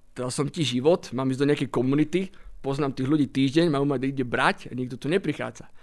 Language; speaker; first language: Slovak; native; Slovak